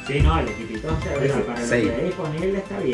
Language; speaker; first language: Spanish; native; Spanish